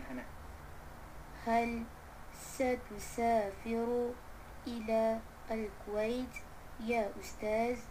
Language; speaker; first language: Arabic; non-native, learner; Malay